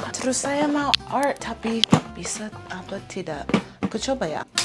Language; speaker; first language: Indonesian; non-native, learner; English